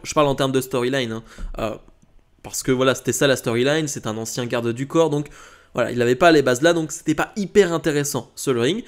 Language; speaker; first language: French; native; French